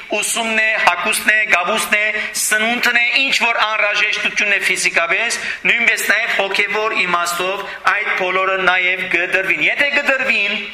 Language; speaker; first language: Armenian; early bilingual, heritage; Armenian